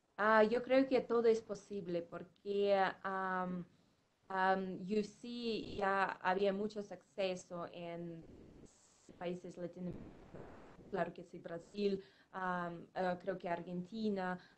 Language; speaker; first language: Spanish; non-native, fluent; Russian